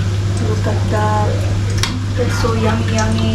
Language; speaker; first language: English; non-native, local second language; Cebuano